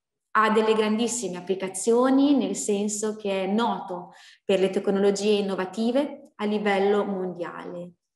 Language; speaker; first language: Italian; native; Italian